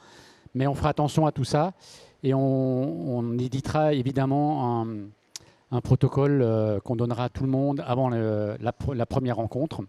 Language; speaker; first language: French; native; French